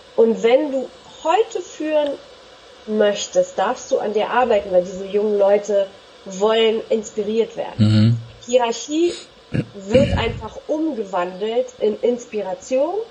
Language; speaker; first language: German; native; German